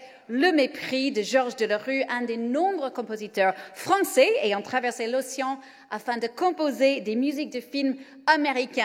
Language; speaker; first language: French; native; French